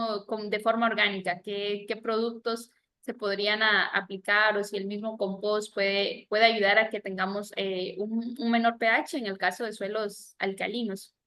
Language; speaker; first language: Spanish; native; Spanish